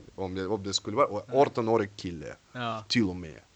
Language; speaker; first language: Swedish; non-native, fluent; Russian